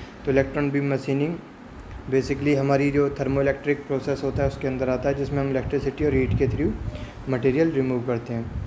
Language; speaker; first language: Hindi; native; Hindi